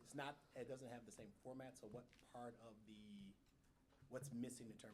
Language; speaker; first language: English; native; English